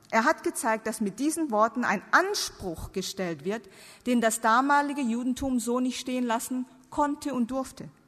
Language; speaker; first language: German; non-native, fluent; Korean